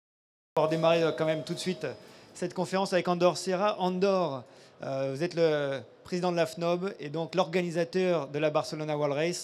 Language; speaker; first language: French; native; French